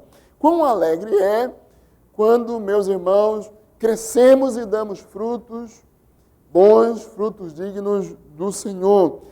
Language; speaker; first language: Portuguese; native; Portuguese